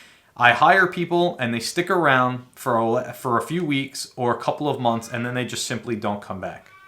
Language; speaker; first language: English; native; English